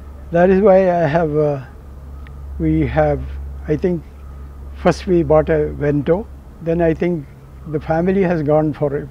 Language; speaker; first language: English; non-native, local second language; Malayalam